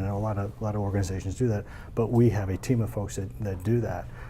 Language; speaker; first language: English; native; English